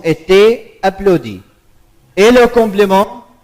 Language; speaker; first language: French; non-native, fluent; Arabic